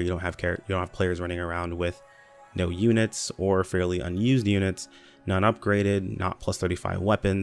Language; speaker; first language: English; native; English